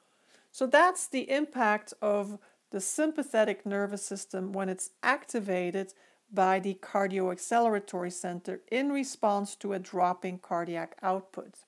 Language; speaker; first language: English; native; English